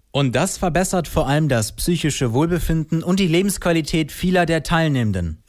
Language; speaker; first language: German; native; German